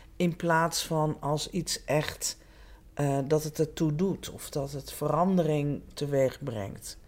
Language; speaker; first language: Dutch; native; Dutch